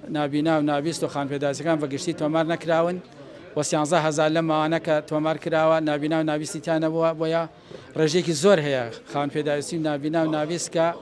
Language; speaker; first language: Central Kurdish; native; Central Kurdish